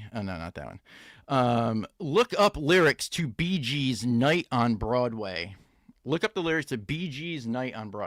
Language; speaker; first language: English; native; English